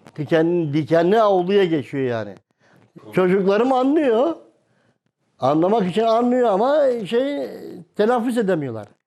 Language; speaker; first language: Turkish; non-native, local second language; Kumyk